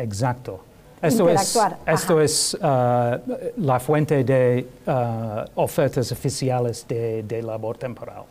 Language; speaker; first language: Spanish; non-native, learner; English